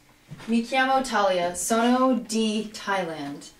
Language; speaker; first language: Italian; non-native, learner; English